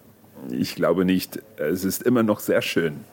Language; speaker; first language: German; non-native, learner; English